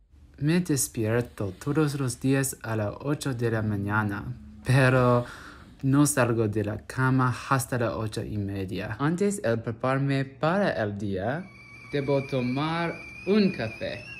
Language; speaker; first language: Spanish; non-native, learner; English